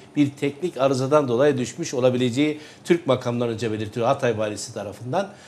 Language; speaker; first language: Turkish; native; Turkish